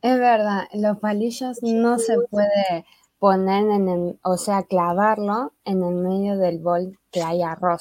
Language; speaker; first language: Spanish; early bilingual, other home language; Chinese